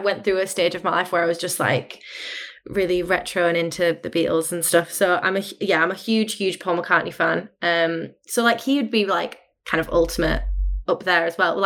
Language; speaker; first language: English; native; English